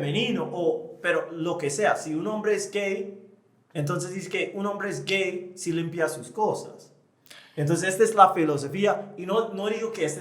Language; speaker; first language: Spanish; non-native, fluent; English